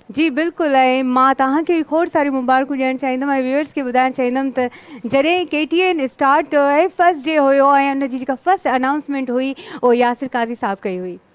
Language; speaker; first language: Sindhi; native; Sindhi